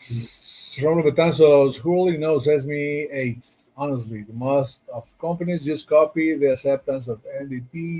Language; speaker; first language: English; non-native, fluent; Spanish